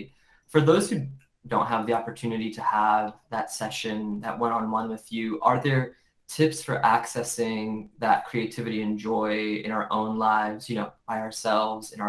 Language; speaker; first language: English; native; English